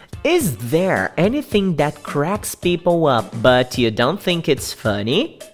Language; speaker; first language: English; non-native, fluent; Portuguese